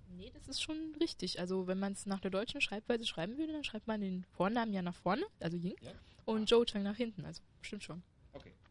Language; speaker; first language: German; early bilingual, other home language; Chinese